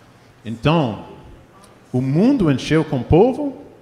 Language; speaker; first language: Portuguese; non-native, fluent; English